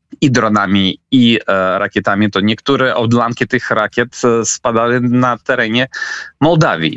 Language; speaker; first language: Polish; non-native, fluent; Ukrainian